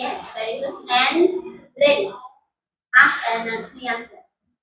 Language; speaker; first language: English; non-native, fluent; Vietnamese